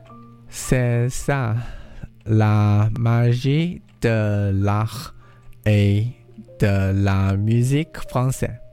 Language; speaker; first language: French; non-native, learner; English